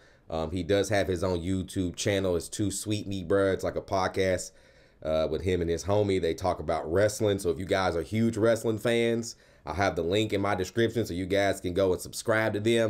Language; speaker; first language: English; native; English